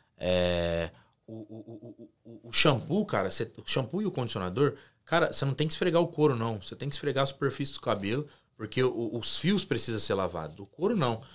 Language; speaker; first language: Portuguese; native; Portuguese